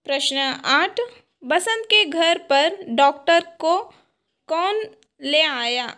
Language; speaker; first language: Hindi; non-native, local second language; Kannada